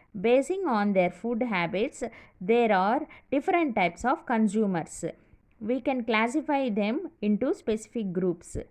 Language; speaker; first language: English; non-native, local second language; Telugu